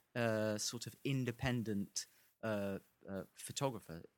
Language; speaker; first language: English; native; English